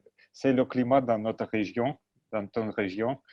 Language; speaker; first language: French; non-native, learner; Russian